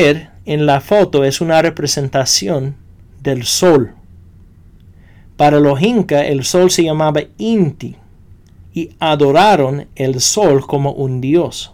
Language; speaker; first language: Spanish; non-native, fluent; English